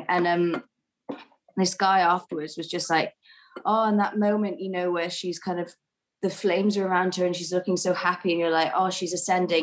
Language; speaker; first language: English; native; English